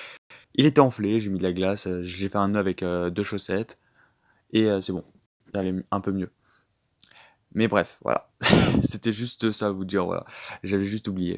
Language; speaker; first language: French; native; French